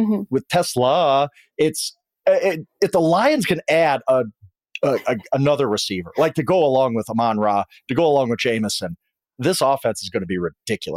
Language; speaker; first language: English; native; English